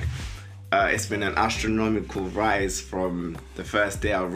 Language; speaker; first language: English; non-native, local second language; Shona